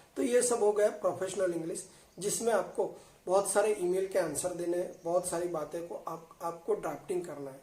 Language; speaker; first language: Hindi; non-native, local second language; Gujarati